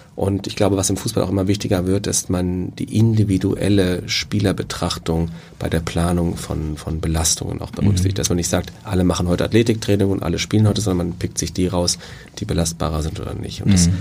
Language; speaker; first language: German; native; German